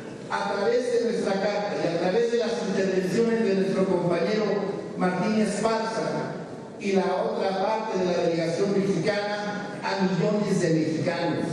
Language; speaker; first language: Spanish; native; Spanish